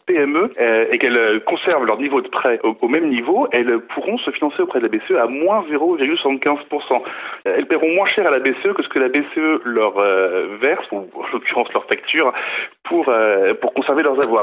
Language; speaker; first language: French; native; French